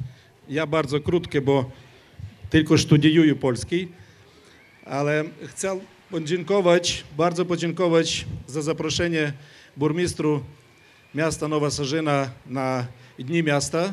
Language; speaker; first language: Polish; non-native, learner; Ukrainian